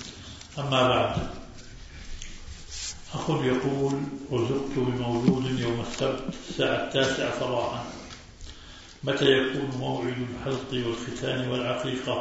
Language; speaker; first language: Arabic; native; Arabic